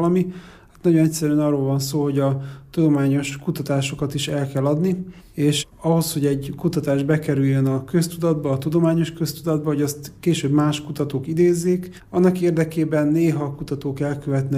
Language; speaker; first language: Hungarian; native; Hungarian